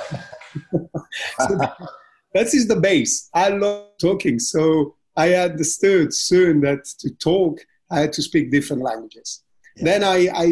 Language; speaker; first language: English; non-native, fluent; Italian